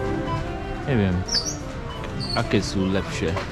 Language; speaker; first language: Slovak; non-native, learner; English